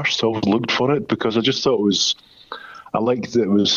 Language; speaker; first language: English; native; English